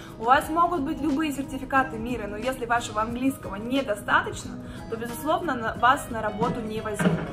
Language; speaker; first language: Russian; native; Russian